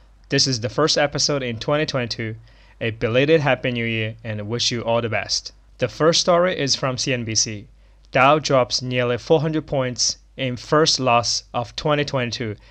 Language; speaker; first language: English; non-native, fluent; Chinese